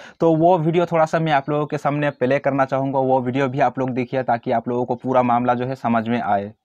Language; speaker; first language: Hindi; native; Hindi